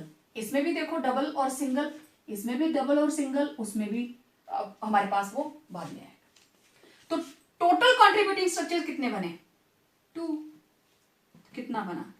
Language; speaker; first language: Hindi; native; Hindi